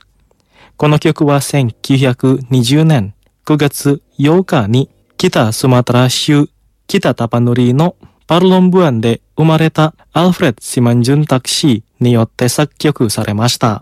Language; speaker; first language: Japanese; non-native, fluent; Indonesian